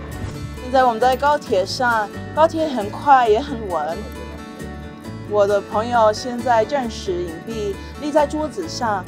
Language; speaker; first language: Chinese; non-native, learner; English